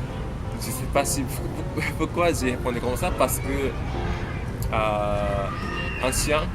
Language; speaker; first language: French; non-native, learner; Japanese